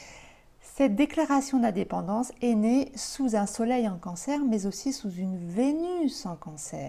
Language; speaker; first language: French; native; French